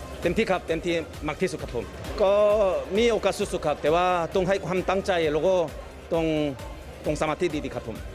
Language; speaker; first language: Thai; non-native, learner; Korean